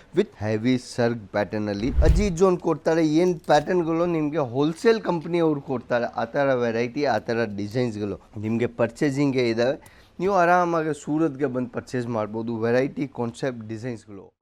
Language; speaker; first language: Kannada; non-native, local second language; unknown